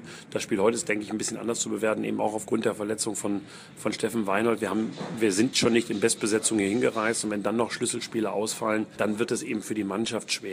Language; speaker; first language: German; native; German